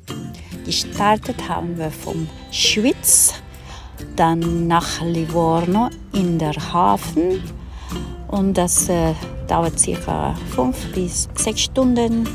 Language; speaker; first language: German; non-native, fluent; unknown